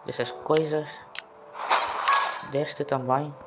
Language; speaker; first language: Portuguese; non-native, learner; Spanish